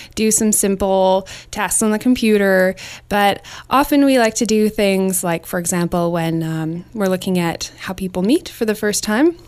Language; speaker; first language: English; native; English